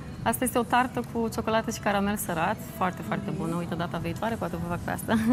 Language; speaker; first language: Romanian; native; Romanian